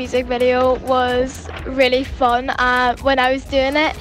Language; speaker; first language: English; native; English